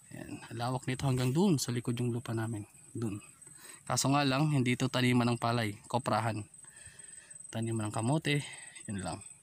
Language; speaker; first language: Filipino; non-native, local second language; Waray